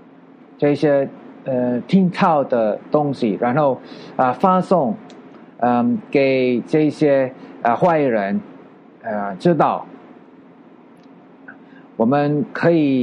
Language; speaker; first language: Chinese; non-native, learner; Filipino